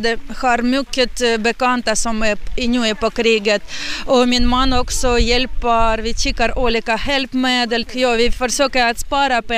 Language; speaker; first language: Swedish; non-native, learner; Ukrainian